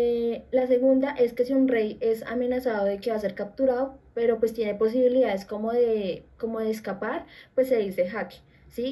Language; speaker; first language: Spanish; native; Spanish